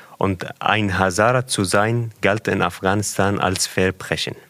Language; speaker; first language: German; non-native, fluent; Persian